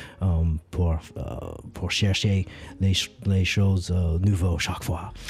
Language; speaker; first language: French; non-native, learner; English